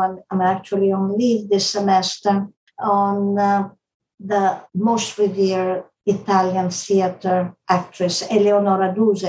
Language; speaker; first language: English; non-native, fluent; Italian